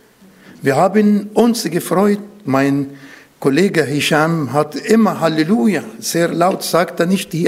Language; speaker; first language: German; non-native, fluent; Arabic